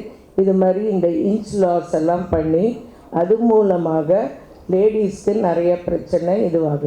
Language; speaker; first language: Tamil; native; Tamil